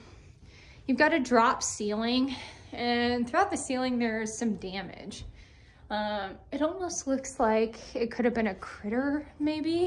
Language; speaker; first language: English; native; English